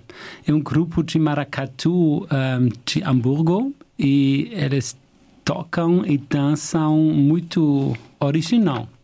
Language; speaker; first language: Portuguese; non-native, fluent; German